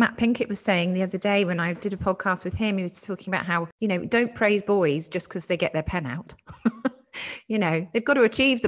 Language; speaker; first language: English; native; English